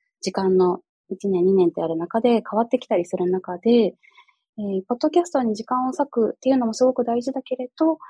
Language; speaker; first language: Japanese; native; Japanese